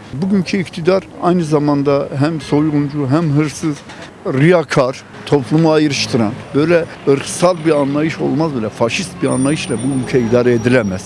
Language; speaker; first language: Turkish; native; Turkish